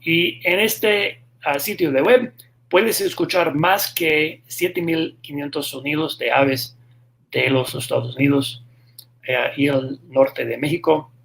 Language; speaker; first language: Spanish; non-native, fluent; English